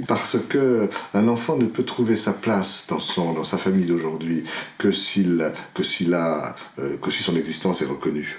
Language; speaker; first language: French; native; French